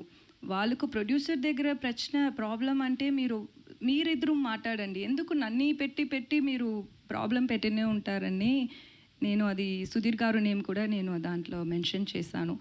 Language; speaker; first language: Telugu; non-native, learner; Tamil